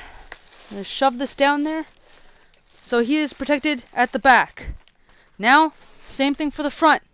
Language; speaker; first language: English; native; English